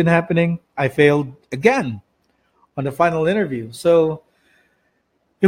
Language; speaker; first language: English; non-native, local second language; Cebuano